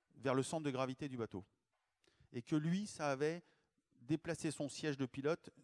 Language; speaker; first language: French; native; French